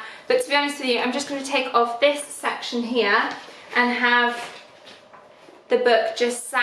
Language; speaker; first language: English; native; English